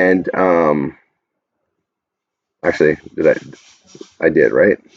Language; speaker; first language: English; native; English